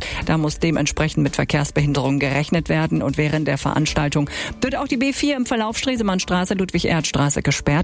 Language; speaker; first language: German; native; German